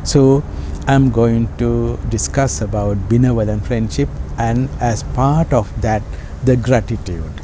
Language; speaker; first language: English; non-native, local second language; Sinhala